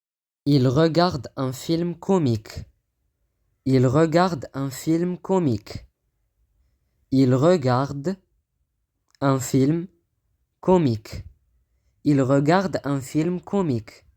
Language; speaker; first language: French; non-native, fluent; Arabic